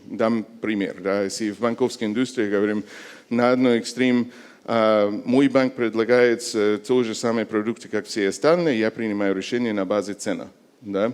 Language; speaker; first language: Russian; non-native, fluent; English